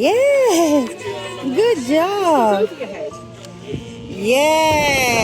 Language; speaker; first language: English; non-native, fluent; Bangla